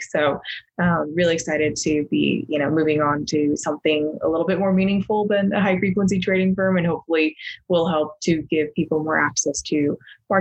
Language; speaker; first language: English; native; English